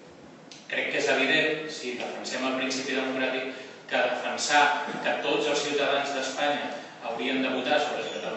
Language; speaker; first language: Catalan; native; Catalan